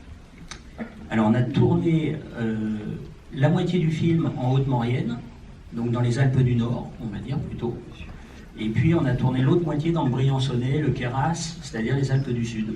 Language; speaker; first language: French; native; French